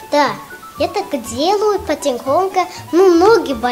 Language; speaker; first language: Russian; non-native, local second language; Tajik